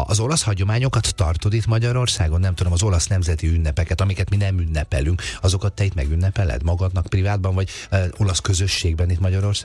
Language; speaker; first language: Hungarian; native; Hungarian